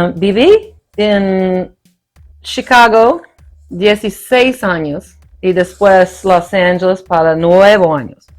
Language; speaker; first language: Spanish; early bilingual, other home language; English